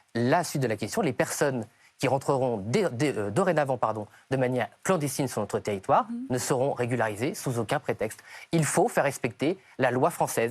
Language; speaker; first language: French; native; French